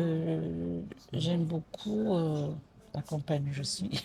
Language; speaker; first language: French; non-native, local second language; Malagasy